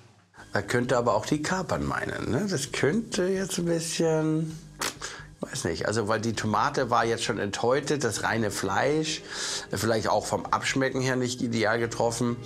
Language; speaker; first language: German; native; German